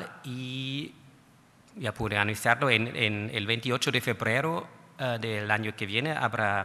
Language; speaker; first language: Spanish; non-native, fluent; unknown